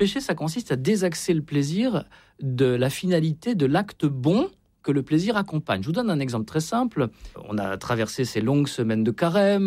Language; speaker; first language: French; native; French